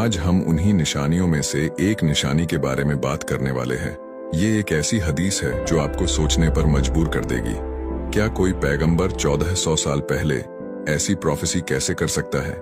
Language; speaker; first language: Hindi; native; Hindi